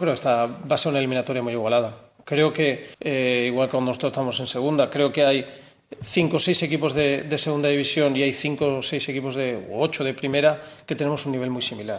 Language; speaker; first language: Spanish; native; Spanish